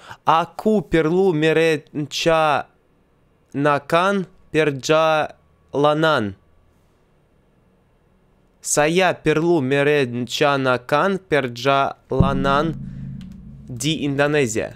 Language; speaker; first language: Indonesian; non-native, learner; Russian